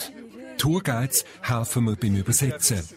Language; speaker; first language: German; native; German